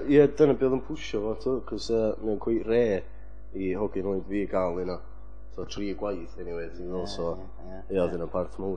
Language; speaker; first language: Welsh; native; Welsh